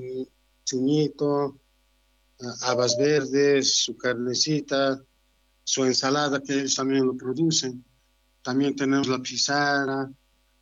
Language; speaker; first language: Spanish; native; Spanish